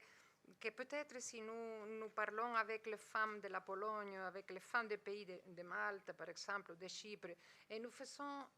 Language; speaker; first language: French; non-native, fluent; Spanish